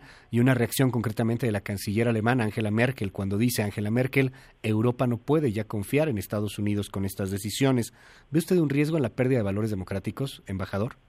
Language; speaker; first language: Spanish; native; Spanish